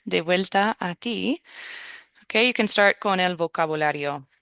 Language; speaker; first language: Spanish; non-native, fluent; English